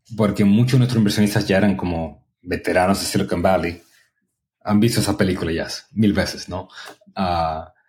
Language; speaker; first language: Spanish; native; Spanish